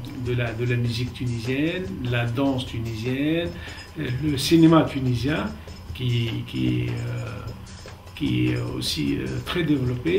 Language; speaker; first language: French; non-native, local second language; Arabic